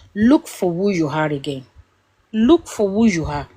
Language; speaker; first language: English; non-native, local second language; Yoruba